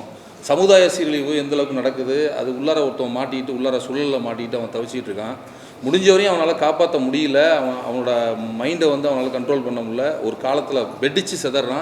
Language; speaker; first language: Tamil; native; Tamil